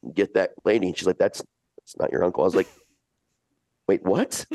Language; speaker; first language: English; early bilingual, other home language; Italian